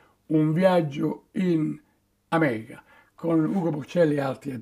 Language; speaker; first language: Italian; native; Italian